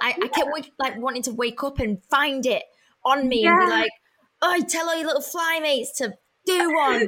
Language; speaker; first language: English; native; English